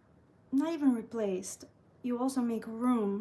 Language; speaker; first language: English; early bilingual, other home language; Albanian